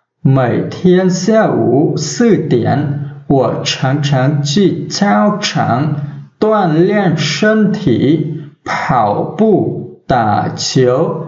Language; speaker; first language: Chinese; non-native, fluent; Vietnamese